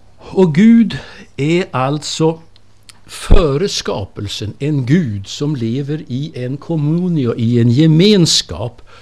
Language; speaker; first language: Swedish; native; Swedish